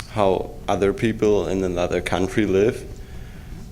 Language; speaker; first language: English; non-native, fluent; German